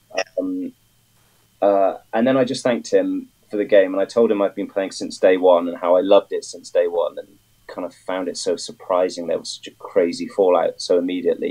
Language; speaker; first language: English; native; English